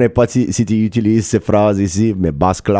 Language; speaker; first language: French; non-native, local second language; English